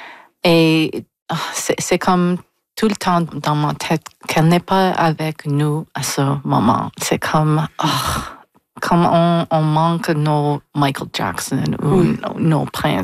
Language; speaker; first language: French; non-native, local second language; English